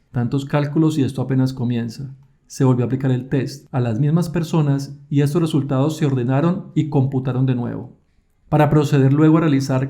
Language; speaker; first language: Spanish; native; Spanish